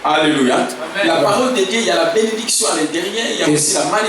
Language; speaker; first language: French; non-native, local second language; Lingala